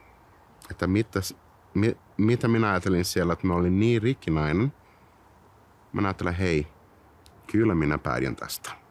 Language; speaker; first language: Finnish; early bilingual, heritage; Finnish